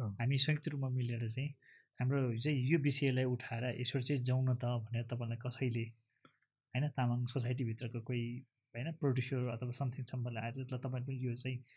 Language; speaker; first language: Nepali; non-native, local second language; Eastern Tamang